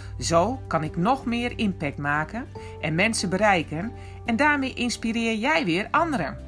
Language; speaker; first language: Dutch; native; Dutch